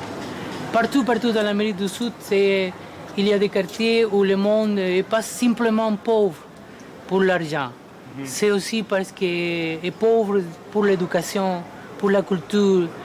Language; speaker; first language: French; non-native, fluent; Spanish